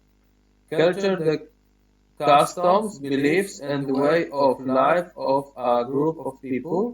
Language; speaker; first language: English; non-native, learner; Polish